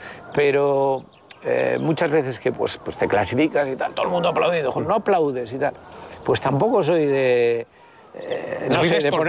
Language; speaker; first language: Spanish; native; Spanish